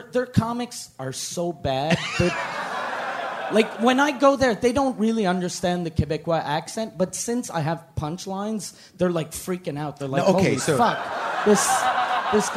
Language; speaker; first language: English; native; English